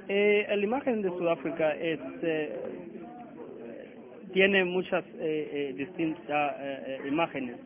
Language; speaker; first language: Spanish; non-native, learner; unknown